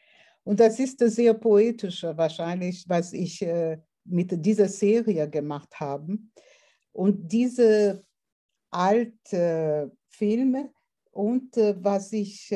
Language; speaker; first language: German; non-native, fluent; Portuguese